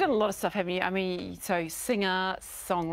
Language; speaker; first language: English; native; English